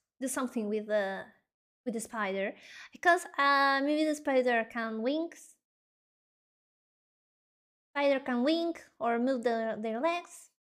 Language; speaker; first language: English; non-native, learner; Spanish